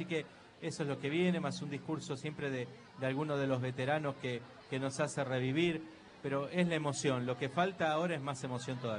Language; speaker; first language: Spanish; native; Spanish